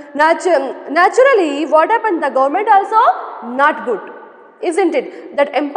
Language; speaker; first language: English; non-native, local second language; Kannada